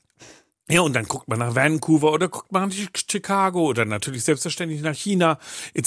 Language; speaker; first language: German; native; German